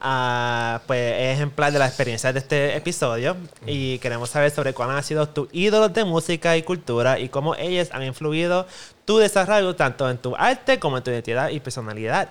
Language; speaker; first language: Spanish; early bilingual, heritage; Spanish